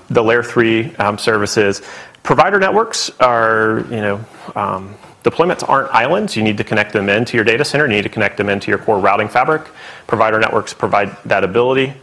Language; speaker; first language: English; native; English